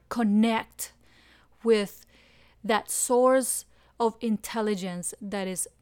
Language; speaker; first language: English; non-native, fluent; Spanish